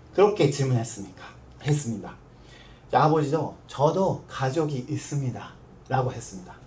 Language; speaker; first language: Korean; non-native, learner; Japanese